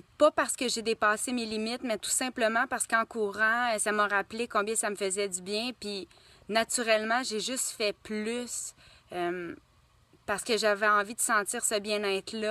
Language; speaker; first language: French; native; French